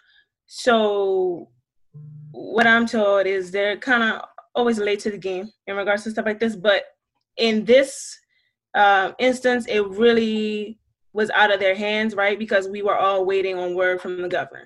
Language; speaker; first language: English; native; English